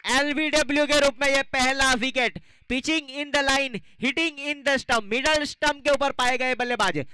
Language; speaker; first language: Hindi; non-native, local second language; Gujarati